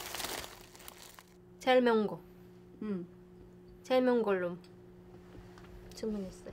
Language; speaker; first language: Korean; non-native, fluent; Spanish